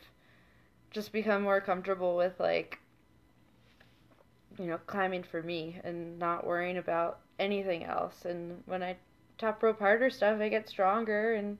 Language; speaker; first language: English; native; English